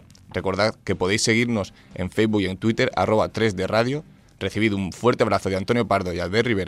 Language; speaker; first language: Spanish; native; Spanish